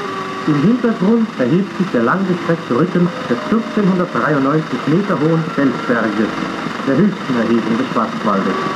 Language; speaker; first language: German; native; German